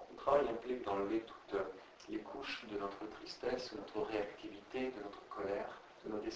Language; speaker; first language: French; native; French